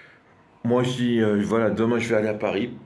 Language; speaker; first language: French; non-native, fluent; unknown